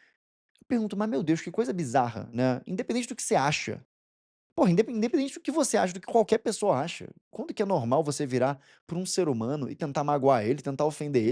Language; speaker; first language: Portuguese; native; Portuguese